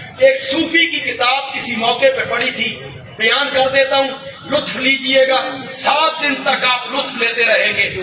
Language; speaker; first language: Urdu; non-native, local second language; Punjabi